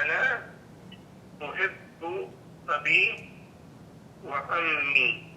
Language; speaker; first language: Arabic; non-native, learner; English